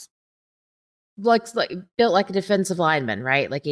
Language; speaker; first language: English; native; English